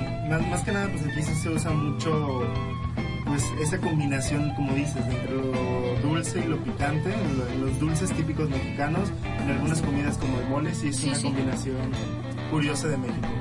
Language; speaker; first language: Spanish; native; Spanish